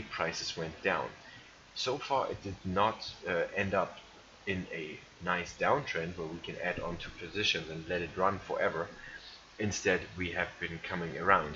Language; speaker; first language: English; non-native, fluent; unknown